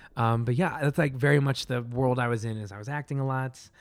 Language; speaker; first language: English; native; English